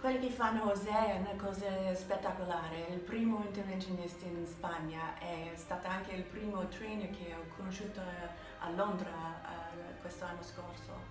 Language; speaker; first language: Italian; non-native, fluent; English